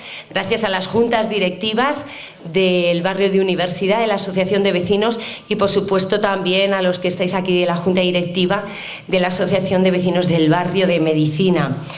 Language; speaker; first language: Spanish; native; Spanish